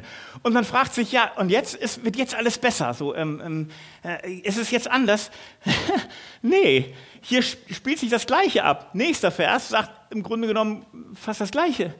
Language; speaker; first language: German; native; German